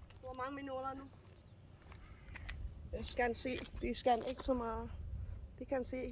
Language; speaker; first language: Danish; non-native, learner; Thai